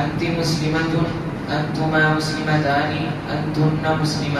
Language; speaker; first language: Arabic; non-native, learner; Urdu